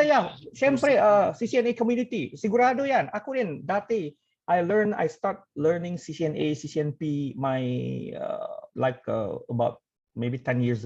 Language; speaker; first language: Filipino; non-native, fluent; Indonesian